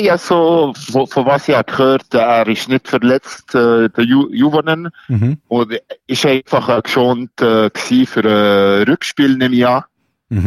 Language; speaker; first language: German; non-native, local second language; French